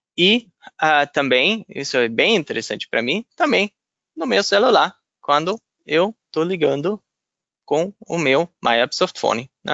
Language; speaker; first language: Portuguese; non-native, fluent; German